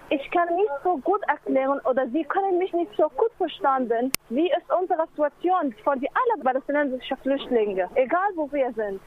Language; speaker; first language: German; non-native, learner; Arabic